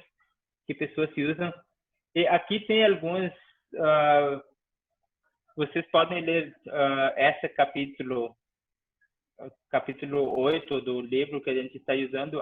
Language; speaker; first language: Portuguese; non-native, fluent; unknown